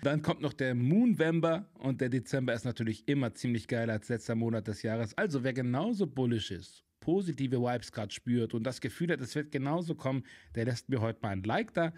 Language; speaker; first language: German; native; German